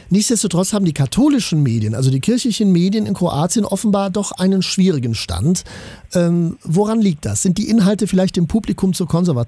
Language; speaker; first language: German; native; German